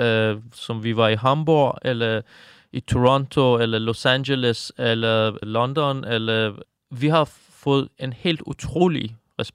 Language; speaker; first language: Danish; non-native, fluent; Persian